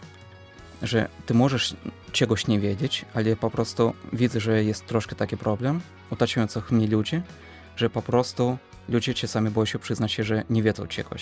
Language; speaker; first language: Polish; non-native, fluent; Russian